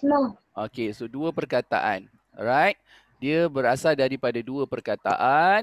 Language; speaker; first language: Malay; native; Malay